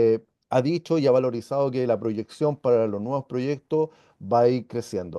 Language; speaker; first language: Spanish; native; Spanish